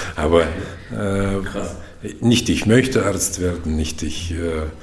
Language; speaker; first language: German; non-native, fluent; Russian